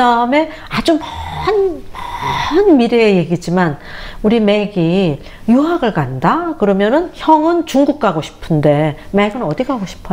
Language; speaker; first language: Korean; native; Korean